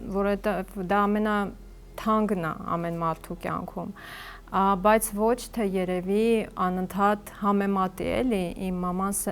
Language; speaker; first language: Armenian; early bilingual, heritage; Armenian